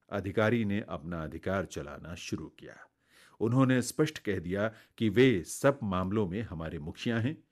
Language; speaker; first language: Hindi; native; Hindi